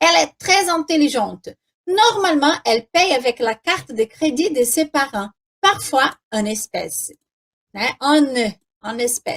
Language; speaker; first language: French; non-native, fluent; Portuguese